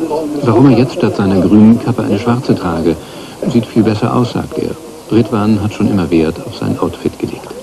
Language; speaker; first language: German; native; German